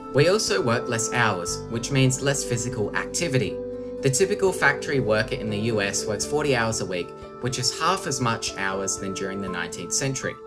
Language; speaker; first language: English; native; English